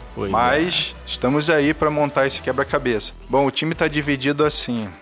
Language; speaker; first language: Portuguese; native; Portuguese